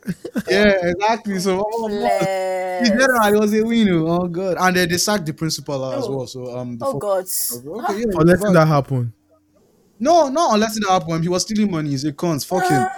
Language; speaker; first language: English; non-native, local second language; Yoruba